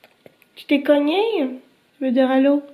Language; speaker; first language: French; native; French